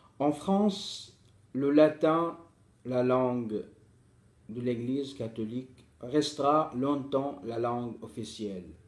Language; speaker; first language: French; non-native, fluent; Arabic